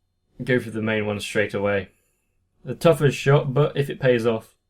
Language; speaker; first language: English; native; English